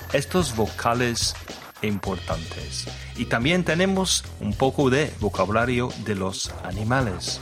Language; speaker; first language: Spanish; non-native, fluent; English